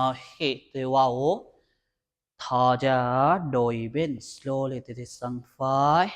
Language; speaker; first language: Vietnamese; non-native, learner; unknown